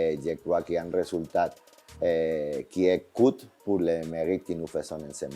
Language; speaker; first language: French; non-native, fluent; Spanish